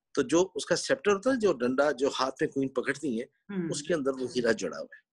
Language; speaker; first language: Urdu; native; Urdu